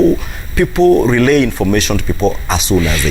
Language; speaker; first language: English; non-native, local second language; Kikuyu